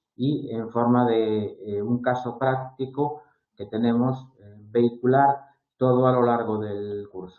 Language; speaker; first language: Spanish; native; Spanish